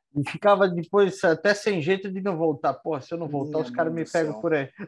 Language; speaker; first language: Portuguese; native; Portuguese